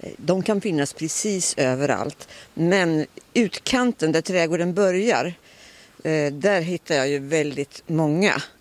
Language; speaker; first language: Swedish; native; Swedish